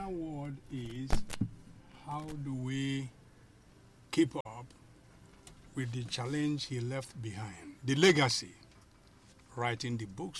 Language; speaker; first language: English; non-native, local second language; Igbo